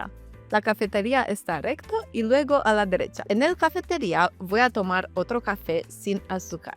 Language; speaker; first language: Spanish; non-native, learner; English